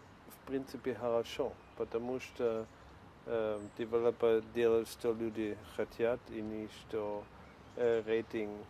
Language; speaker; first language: Russian; non-native, learner; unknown